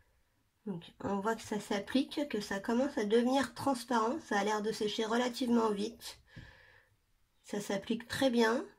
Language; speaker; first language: French; native; French